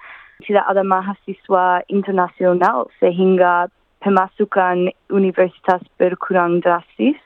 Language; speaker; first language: Indonesian; non-native, fluent; English